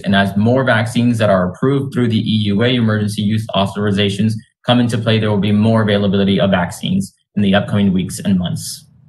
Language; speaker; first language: English; native; English